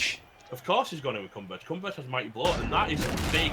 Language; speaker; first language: English; native; English